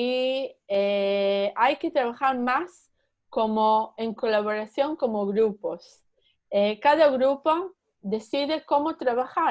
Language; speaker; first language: Spanish; early bilingual, heritage; Spanish